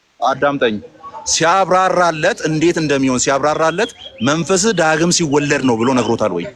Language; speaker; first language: Amharic; non-native, local second language; Oromo